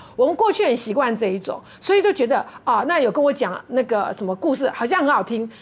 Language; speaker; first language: Chinese; non-native, local second language; Min Nan Chinese